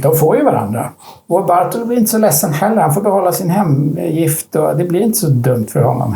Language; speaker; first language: Swedish; native; Swedish